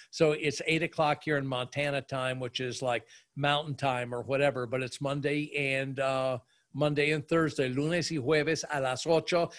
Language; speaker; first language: English; native; English